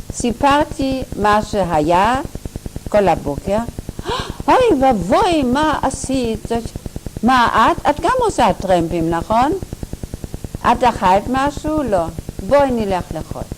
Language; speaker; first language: Hebrew; non-native, fluent; German